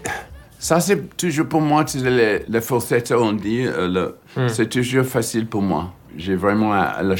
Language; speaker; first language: French; non-native, fluent; English